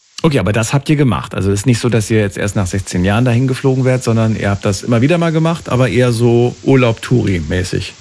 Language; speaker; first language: German; native; German